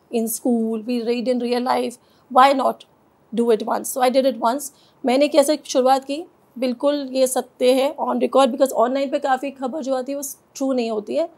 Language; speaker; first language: Hindi; native; Hindi